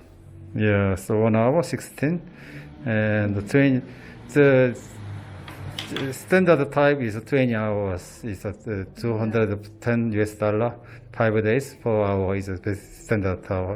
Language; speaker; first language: English; non-native, learner; Korean